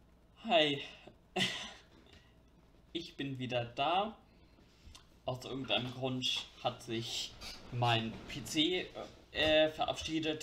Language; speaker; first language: German; native; German